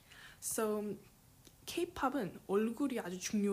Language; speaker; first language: Korean; early bilingual, heritage; Korean